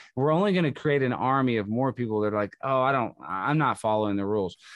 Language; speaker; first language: English; native; English